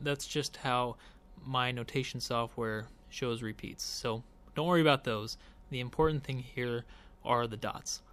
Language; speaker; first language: English; native; English